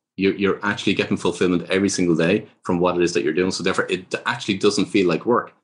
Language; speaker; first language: English; native; English